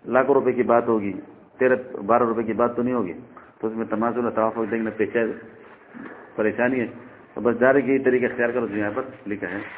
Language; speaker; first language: Urdu; non-native, local second language; Northern Hindko